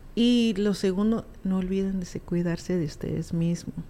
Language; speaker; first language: Spanish; early bilingual, heritage; Spanish